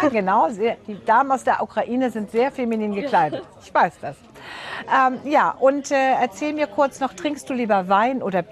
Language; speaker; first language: German; native; German